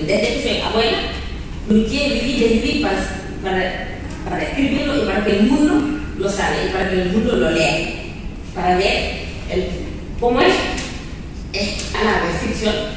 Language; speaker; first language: Spanish; non-native, learner; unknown